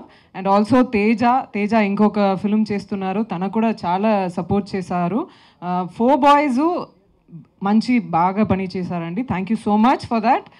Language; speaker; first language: Telugu; non-native, local second language; Tamil